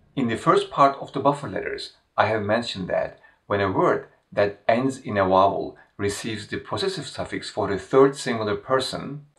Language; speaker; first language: English; non-native, fluent; Turkish